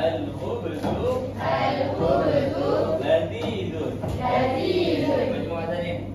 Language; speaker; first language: Arabic; non-native, learner; Malay